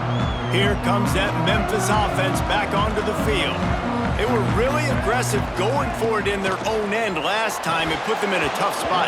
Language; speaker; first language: English; native; English